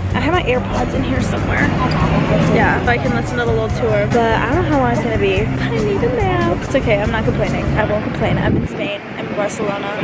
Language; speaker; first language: English; native; English